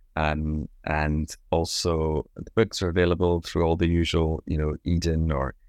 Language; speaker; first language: English; native; English